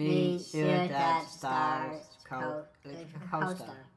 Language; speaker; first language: Spanish; non-native, learner; English